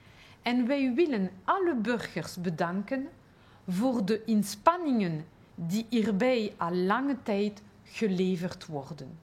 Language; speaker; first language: Dutch; non-native, local second language; French